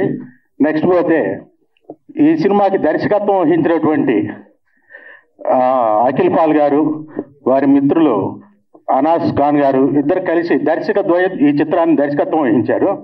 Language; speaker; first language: Telugu; native; Telugu